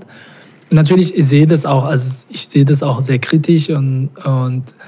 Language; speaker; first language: German; non-native, fluent; Portuguese